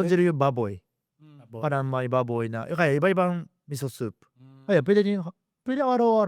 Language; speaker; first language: Filipino; non-native, learner; Japanese